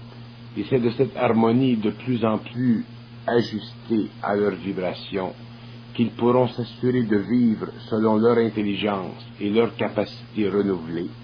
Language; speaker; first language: French; native; French